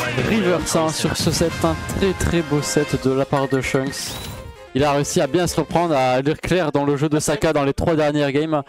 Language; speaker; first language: French; native; French